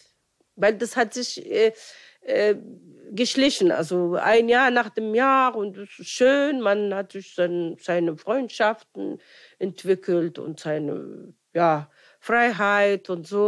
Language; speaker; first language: German; non-native, fluent; Arabic